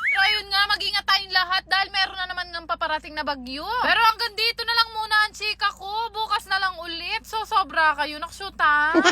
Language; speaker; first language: Filipino; non-native, local second language; Pampanga